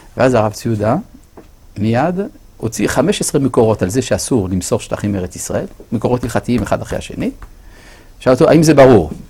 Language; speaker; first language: Hebrew; non-native, fluent; French